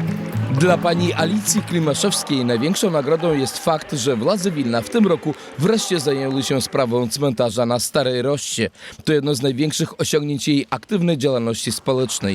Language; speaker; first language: Polish; native; Polish